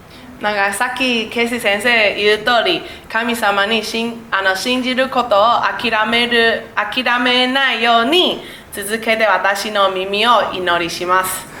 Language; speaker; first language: Japanese; non-native, learner; Chinese